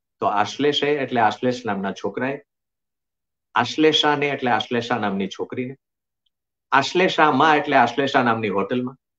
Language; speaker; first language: Gujarati; native; Gujarati